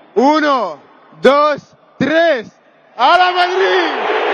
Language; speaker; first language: Spanish; non-native, learner; French